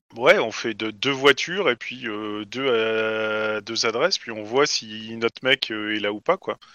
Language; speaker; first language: French; native; French